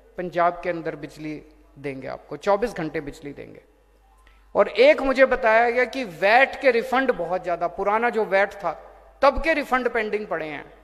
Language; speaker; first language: Hindi; native; Hindi